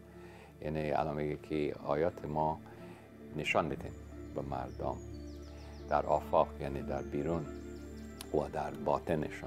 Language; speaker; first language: Persian; non-native, fluent; English